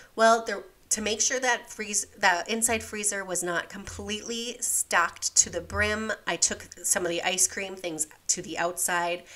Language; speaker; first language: English; native; English